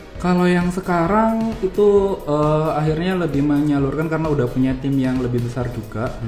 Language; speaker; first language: Indonesian; native; Indonesian